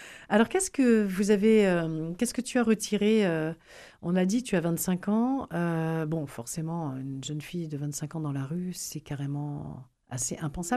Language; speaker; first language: French; native; French